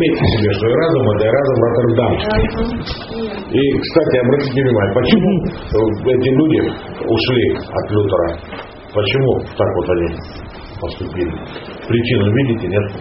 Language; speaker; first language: Russian; native; Russian